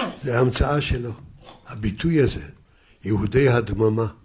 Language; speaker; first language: Hebrew; early bilingual, other home language; Yiddish